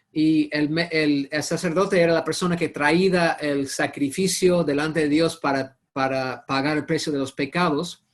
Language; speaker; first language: Spanish; non-native, fluent; English